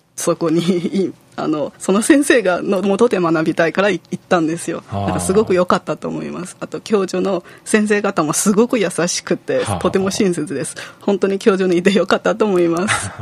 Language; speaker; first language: Japanese; non-native, fluent; Chinese